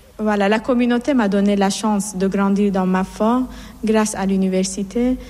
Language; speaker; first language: French; non-native, fluent; Persian